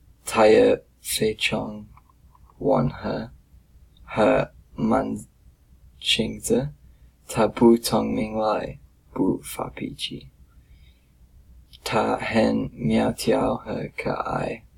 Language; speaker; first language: Chinese; non-native, learner; English